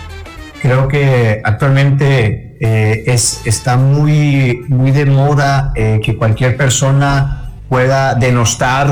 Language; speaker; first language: Spanish; native; Spanish